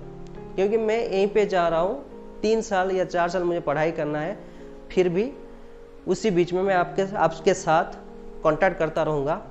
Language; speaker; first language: Hindi; non-native, local second language; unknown